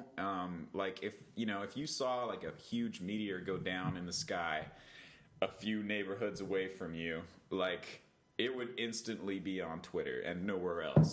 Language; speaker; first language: English; native; English